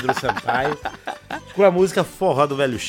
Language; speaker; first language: Portuguese; native; Portuguese